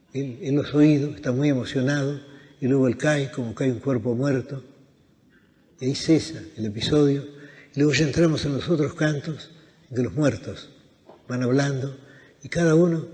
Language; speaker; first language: Spanish; native; Spanish